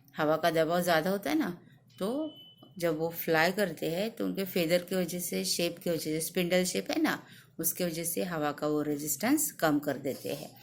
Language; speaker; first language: Hindi; non-native, local second language; Marathi